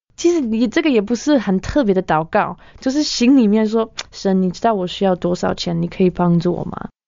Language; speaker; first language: Chinese; non-native, fluent; English